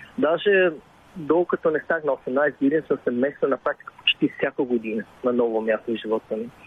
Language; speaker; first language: Bulgarian; early bilingual, heritage; Bulgarian